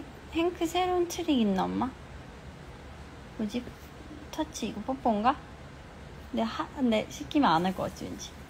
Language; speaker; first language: Korean; early bilingual, heritage; Korean